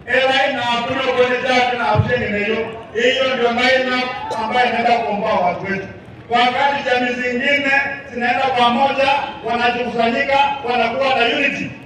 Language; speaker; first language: Swahili; non-native, local second language; Luyia